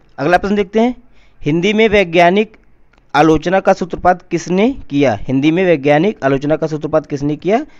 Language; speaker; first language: Hindi; native; Hindi